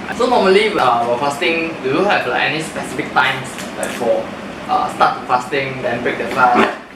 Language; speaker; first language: English; non-native, local second language; Chinese